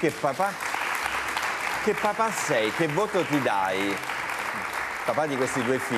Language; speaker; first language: Italian; native; Italian